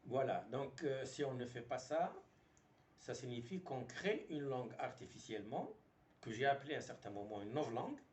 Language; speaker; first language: French; non-native, local second language; Arabic